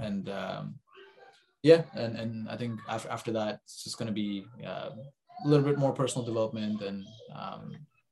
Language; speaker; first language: English; native; English